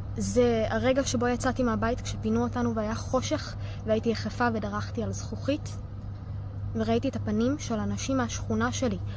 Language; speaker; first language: Hebrew; native; Hebrew